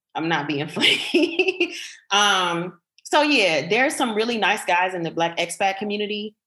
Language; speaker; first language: English; native; English